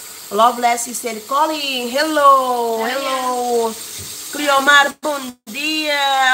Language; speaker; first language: English; non-native, learner; Portuguese